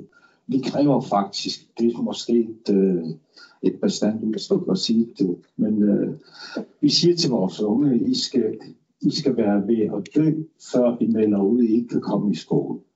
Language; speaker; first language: Danish; non-native, local second language; Kalaallisut